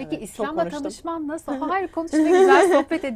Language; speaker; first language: Turkish; native; Turkish